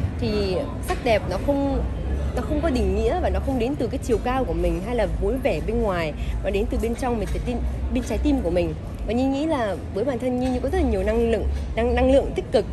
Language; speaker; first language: Vietnamese; early bilingual, heritage; Vietnamese